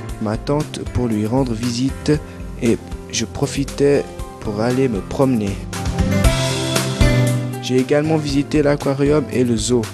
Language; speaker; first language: French; early bilingual, other home language; Portuguese